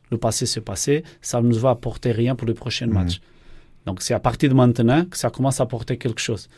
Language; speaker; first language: French; non-native, fluent; Portuguese